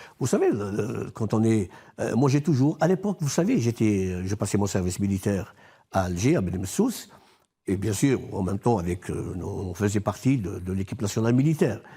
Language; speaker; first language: French; non-native, local second language; Arabic